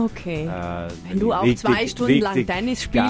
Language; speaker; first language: German; native; German